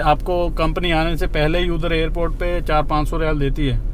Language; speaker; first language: Hindi; native; Hindi